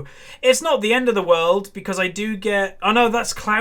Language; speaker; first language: English; native; English